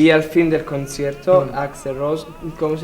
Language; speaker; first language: Spanish; non-native, learner; Italian